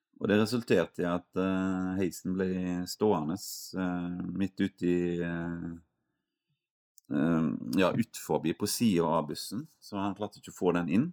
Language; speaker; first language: Norwegian; native; Norwegian